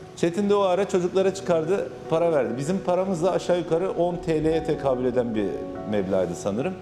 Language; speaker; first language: Turkish; native; Turkish